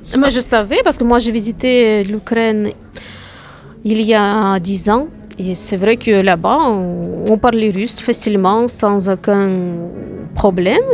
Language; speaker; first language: French; non-native, fluent; Russian